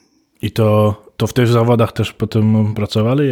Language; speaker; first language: Polish; early bilingual, heritage; Polish